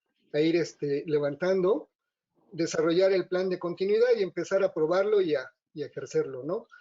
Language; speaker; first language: Spanish; native; Spanish